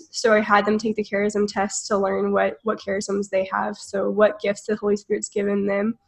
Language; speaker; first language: English; native; English